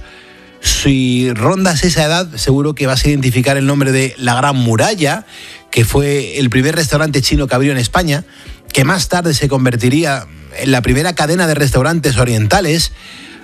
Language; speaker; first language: Spanish; native; Spanish